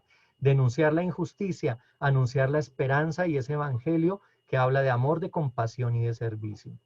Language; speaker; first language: Spanish; native; Spanish